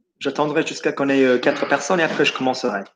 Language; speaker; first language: French; non-native, fluent; English